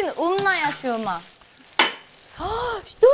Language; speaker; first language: Russian; non-native, fluent; Korean